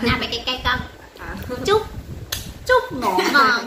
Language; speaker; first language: Vietnamese; non-native, learner; Thai